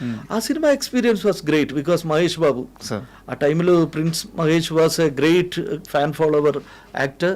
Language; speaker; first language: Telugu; non-native, fluent; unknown